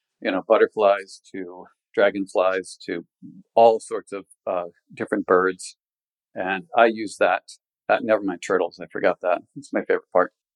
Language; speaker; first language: English; native; English